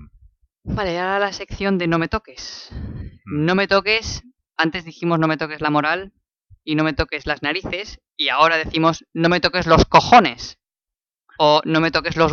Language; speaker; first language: Spanish; native; Spanish